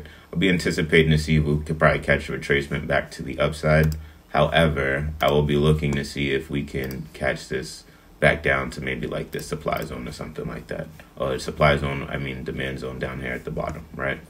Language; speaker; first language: English; native; English